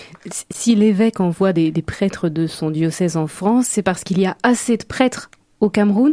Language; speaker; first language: French; native; French